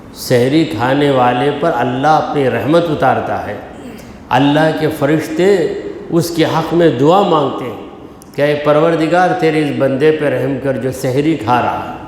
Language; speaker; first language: Urdu; native; Urdu